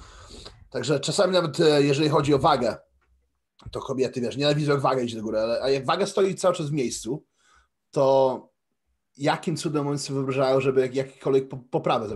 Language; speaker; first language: Polish; early bilingual, heritage; Polish